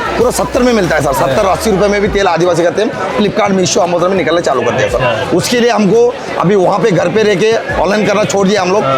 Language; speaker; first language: Hindi; non-native, local second language; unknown